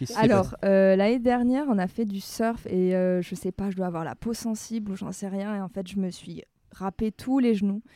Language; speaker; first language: French; native; French